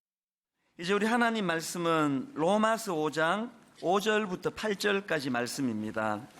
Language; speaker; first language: Korean; native; Korean